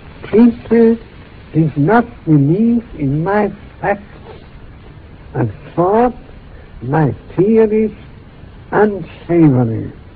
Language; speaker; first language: English; non-native, fluent; German